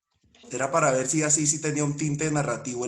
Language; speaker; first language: Spanish; native; Spanish